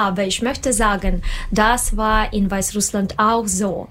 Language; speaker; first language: German; non-native, learner; Russian